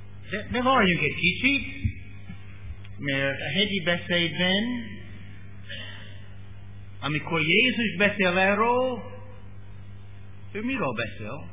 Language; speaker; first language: Hungarian; non-native, learner; English